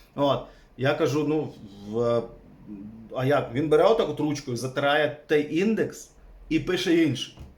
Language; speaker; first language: Ukrainian; native; Ukrainian